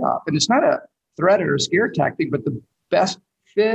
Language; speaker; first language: English; native; English